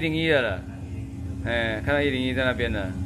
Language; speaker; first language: Chinese; native; Chinese